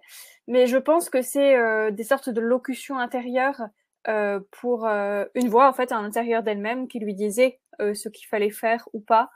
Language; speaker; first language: French; native; French